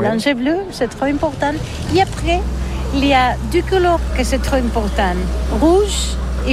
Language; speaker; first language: French; non-native, learner; Catalan